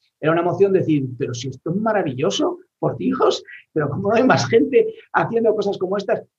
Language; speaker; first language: Spanish; native; Spanish